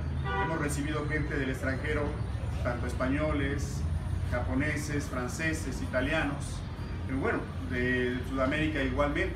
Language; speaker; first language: Spanish; native; Spanish